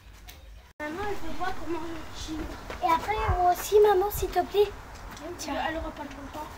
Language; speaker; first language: French; native; French